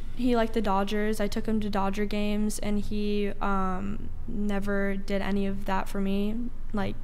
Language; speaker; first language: English; native; English